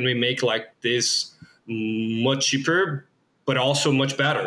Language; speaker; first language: English; non-native, fluent; Portuguese